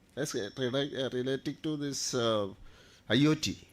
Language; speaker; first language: English; non-native, local second language; Malayalam